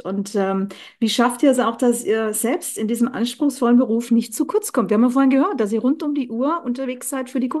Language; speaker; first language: German; native; German